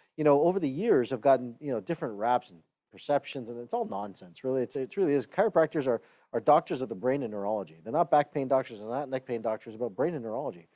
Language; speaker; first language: English; early bilingual, other home language; Hindi